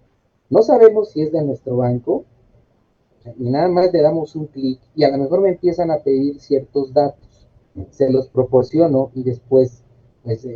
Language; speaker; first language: Spanish; native; Spanish